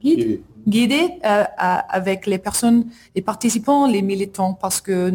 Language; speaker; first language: French; non-native, learner; English